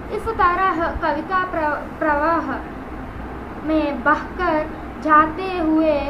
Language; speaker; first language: Hindi; non-native, local second language; Telugu